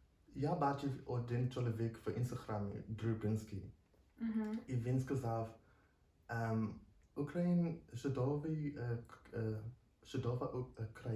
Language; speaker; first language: Ukrainian; non-native, learner; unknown